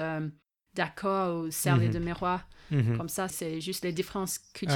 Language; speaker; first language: French; non-native, fluent; English